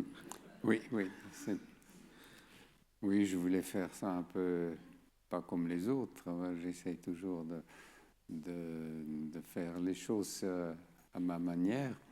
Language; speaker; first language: French; non-native, fluent; German